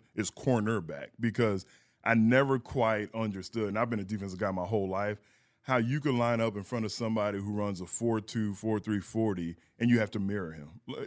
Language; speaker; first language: English; native; English